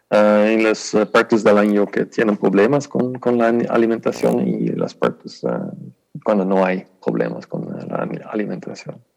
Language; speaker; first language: Spanish; non-native, fluent; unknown